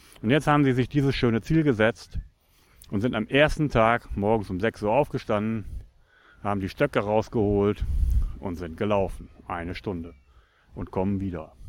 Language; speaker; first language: German; native; German